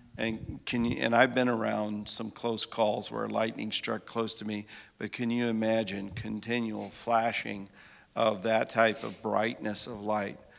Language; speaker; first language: English; native; English